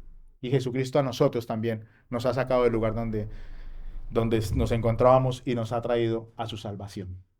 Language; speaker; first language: Spanish; native; Spanish